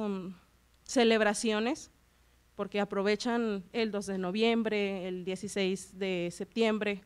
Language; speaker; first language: Spanish; native; Spanish